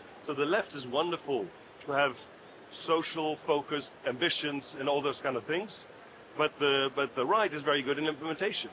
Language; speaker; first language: English; non-native, fluent; Dutch